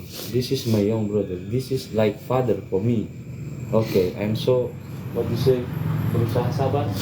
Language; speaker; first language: English; non-native, learner; Indonesian